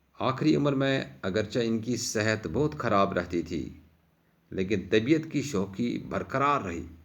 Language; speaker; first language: Urdu; non-native, local second language; Kashmiri